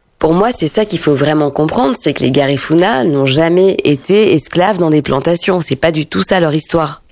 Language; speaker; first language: French; native; French